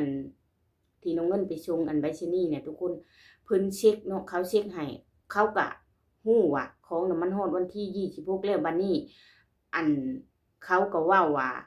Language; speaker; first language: Thai; non-native, local second language; Lao